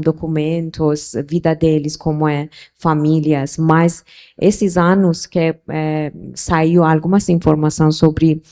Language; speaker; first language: Portuguese; non-native, local second language; Persian